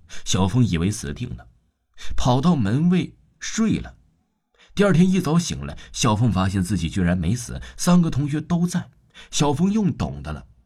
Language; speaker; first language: Chinese; non-native, local second language; Cantonese